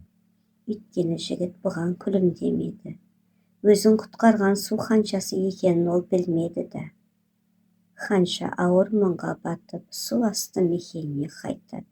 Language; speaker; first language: Kazakh; native; Kazakh